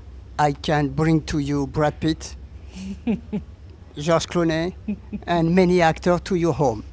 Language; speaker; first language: English; non-native, learner; French